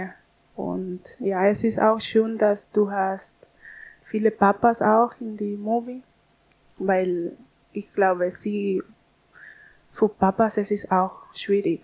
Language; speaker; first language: German; non-native, learner; Spanish